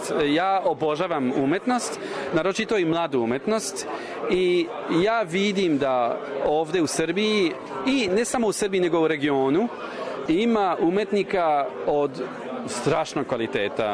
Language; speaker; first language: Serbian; non-native, fluent; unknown